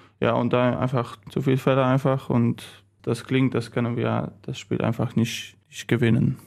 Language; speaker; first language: German; non-native, learner; Polish